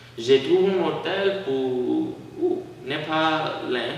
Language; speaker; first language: French; non-native, learner; English